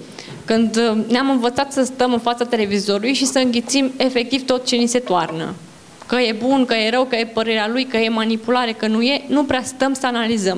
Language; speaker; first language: Romanian; native; Romanian